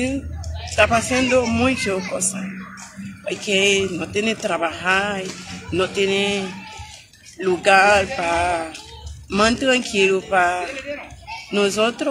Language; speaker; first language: Spanish; non-native, learner; Haitian Creole